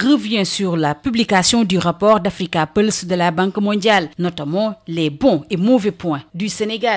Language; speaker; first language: French; non-native, local second language; Wolof